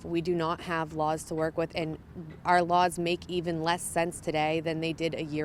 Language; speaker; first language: English; native; English